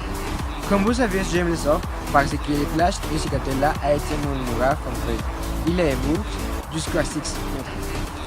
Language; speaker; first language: French; non-native, learner; Spanish